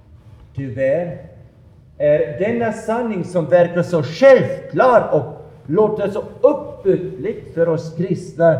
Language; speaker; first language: Swedish; non-native, fluent; German